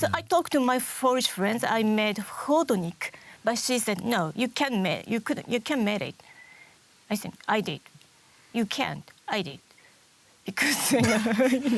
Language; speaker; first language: English; non-native, learner; Japanese